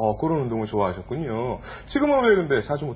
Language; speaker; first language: Korean; native; Korean